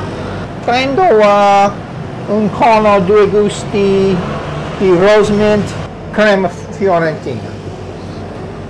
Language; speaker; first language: Italian; non-native, learner; English